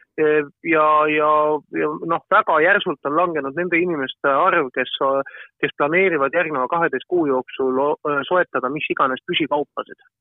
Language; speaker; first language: Estonian; native; Estonian